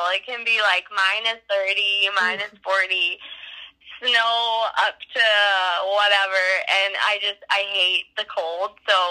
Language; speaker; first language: English; native; English